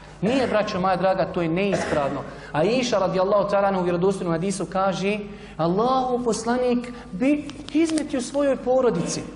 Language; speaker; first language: Bosnian; native; Bosnian